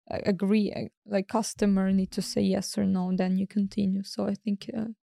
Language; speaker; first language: English; non-native, fluent; Ukrainian